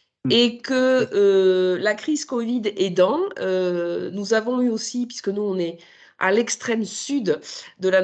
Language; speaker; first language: French; native; French